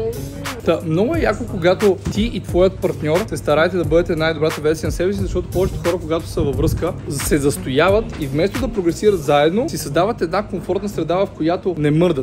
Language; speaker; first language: Bulgarian; native; Bulgarian